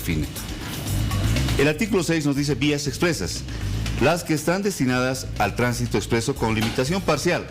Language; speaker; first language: Spanish; native; Spanish